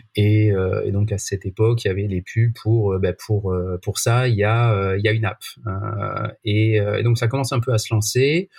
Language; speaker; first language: French; native; French